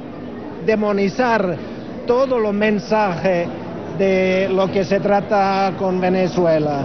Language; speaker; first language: Spanish; non-native, learner; Finnish